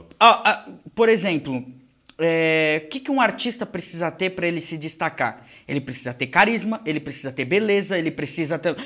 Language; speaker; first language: Portuguese; native; Portuguese